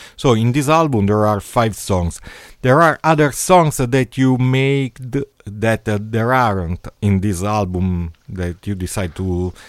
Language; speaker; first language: English; non-native, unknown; Italian